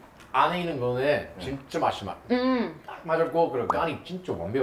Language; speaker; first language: Korean; non-native, learner; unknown